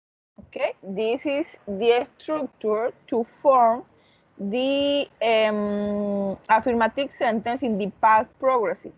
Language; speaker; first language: English; non-native, learner; Spanish